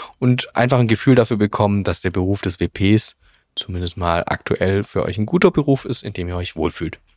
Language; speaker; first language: German; native; German